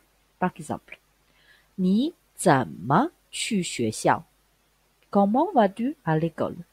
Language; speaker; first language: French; non-native, fluent; Chinese